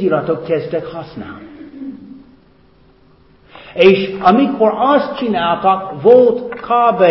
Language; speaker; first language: Hungarian; non-native, fluent; English